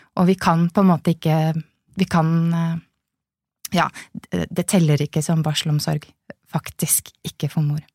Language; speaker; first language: Norwegian; native; Norwegian